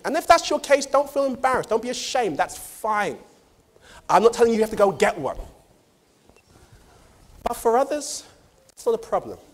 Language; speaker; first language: English; native; English